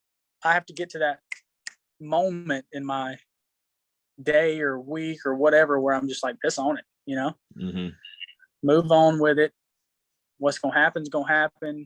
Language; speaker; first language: English; native; English